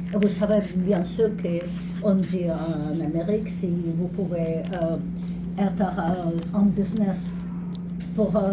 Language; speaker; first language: French; non-native, learner; English